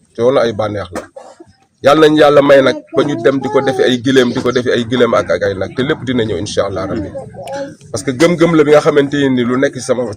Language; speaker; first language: Wolof; non-native, local second language; Fula